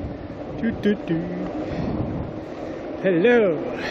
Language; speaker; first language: English; non-native, fluent; Danish